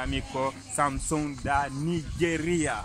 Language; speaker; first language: Italian; non-native, learner; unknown